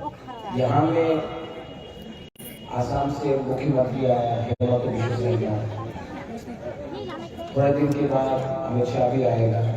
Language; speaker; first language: Hindi; non-native, local second language; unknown